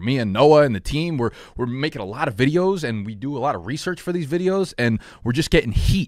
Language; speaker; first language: English; native; English